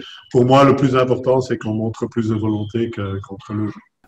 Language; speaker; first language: French; native; French